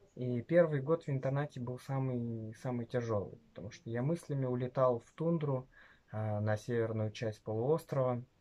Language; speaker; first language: Russian; non-native, local second language; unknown